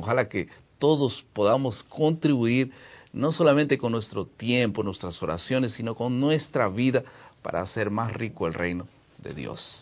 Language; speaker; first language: Spanish; non-native, fluent; Portuguese